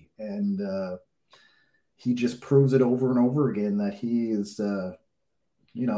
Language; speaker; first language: English; native; English